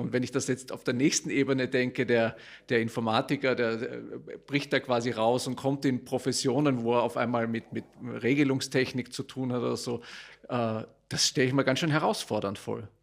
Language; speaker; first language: German; native; German